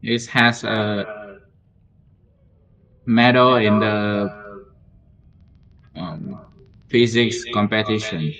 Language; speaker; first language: English; non-native, learner; Vietnamese